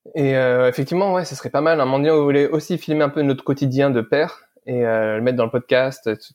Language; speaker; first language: French; early bilingual, other home language; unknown